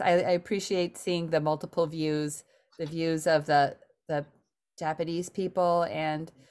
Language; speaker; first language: English; native; English